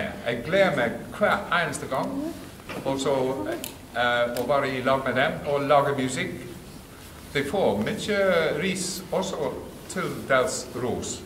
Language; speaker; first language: Norwegian; non-native, fluent; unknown